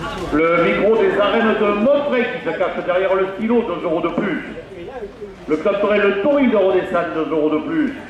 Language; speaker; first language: French; native; French